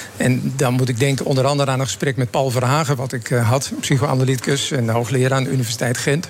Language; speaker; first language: Dutch; native; Dutch